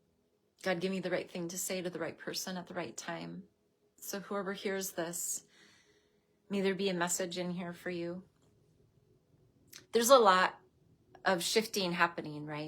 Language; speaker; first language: English; native; English